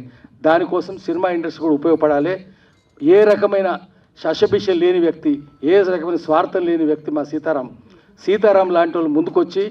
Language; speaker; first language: Telugu; native; Telugu